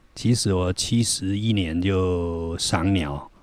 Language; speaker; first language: Chinese; non-native, local second language; Min Nan Chinese